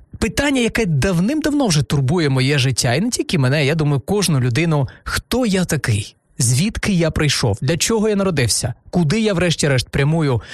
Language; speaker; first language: Ukrainian; non-native, local second language; Russian